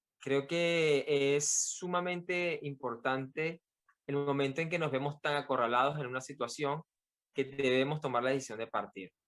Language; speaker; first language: Spanish; native; Spanish